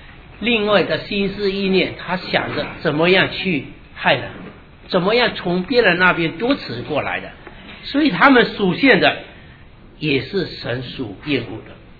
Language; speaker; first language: Chinese; native; Chinese